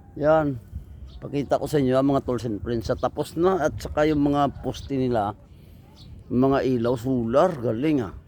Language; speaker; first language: Filipino; native; Filipino